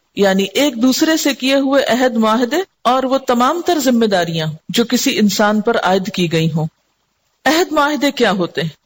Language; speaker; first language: Urdu; non-native, local second language; Sindhi